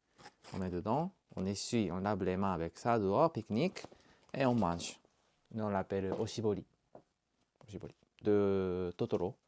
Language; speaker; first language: French; non-native, learner; Japanese